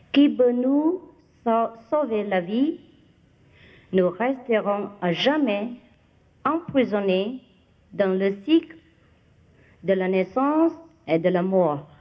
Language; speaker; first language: French; non-native, fluent; Vietnamese